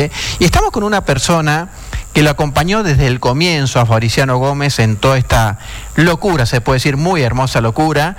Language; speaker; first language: Spanish; native; Spanish